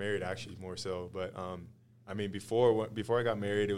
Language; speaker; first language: English; native; English